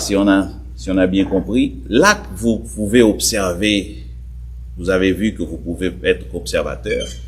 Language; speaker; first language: French; native; French